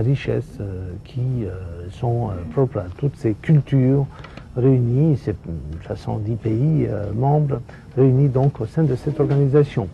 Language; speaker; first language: French; non-native, fluent; Romanian